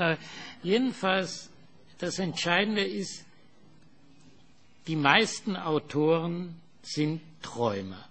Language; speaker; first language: German; non-native, fluent; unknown